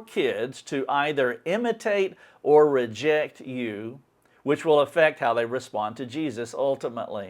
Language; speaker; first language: English; native; English